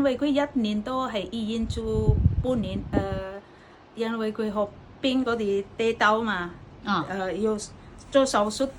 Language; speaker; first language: Cantonese; non-native, learner; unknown